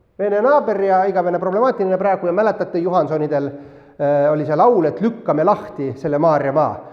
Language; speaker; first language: Estonian; native; Estonian